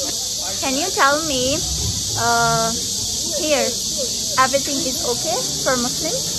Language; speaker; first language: English; non-native, local second language; Hindi